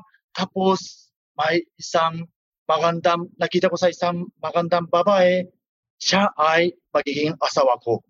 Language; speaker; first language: Filipino; non-native, learner; Japanese